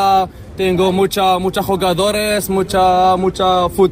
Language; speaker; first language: Spanish; non-native, learner; Arabic